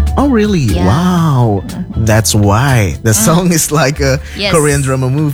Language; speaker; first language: English; non-native, fluent; Indonesian